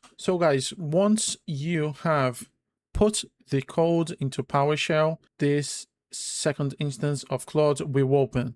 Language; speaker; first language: English; non-native, fluent; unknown